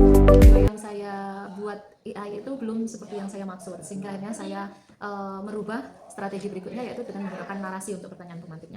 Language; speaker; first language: Indonesian; native; Indonesian